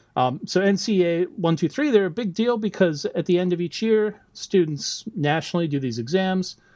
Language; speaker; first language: English; native; English